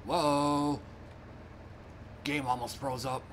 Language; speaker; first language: English; native; English